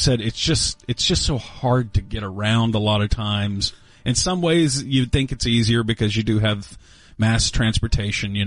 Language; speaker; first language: English; native; English